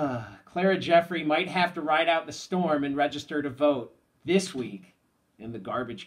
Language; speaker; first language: English; native; English